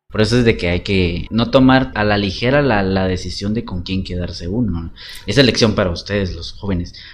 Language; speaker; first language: Spanish; native; Spanish